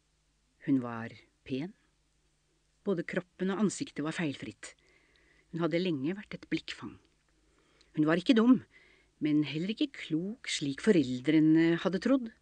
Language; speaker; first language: Norwegian; native; Norwegian